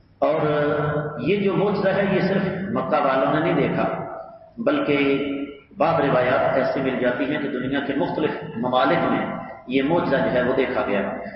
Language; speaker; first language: Urdu; non-native, local second language; Punjabi